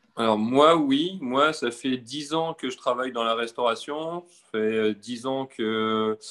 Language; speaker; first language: French; native; French